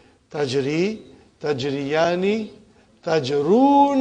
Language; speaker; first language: Arabic; non-native, fluent; Urdu